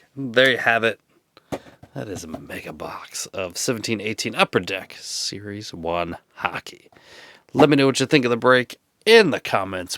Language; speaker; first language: English; native; English